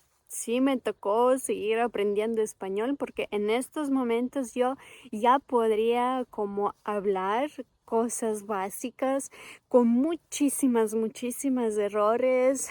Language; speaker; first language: Spanish; non-native, fluent; Ukrainian